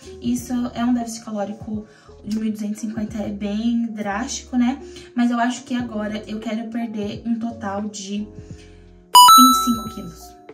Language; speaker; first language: Portuguese; native; Portuguese